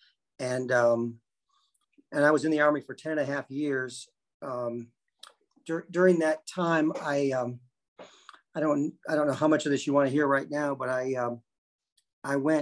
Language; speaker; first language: English; native; English